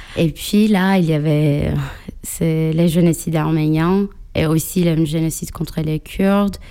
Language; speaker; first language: French; non-native, fluent; Turkish